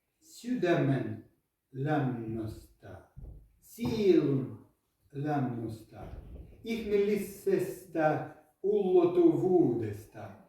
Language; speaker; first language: Finnish; non-native, learner; Ukrainian